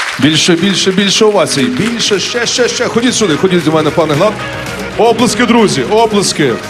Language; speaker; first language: Ukrainian; native; Ukrainian